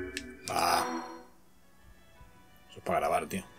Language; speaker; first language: Spanish; native; Spanish